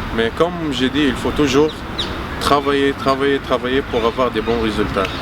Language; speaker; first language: French; non-native, fluent; Arabic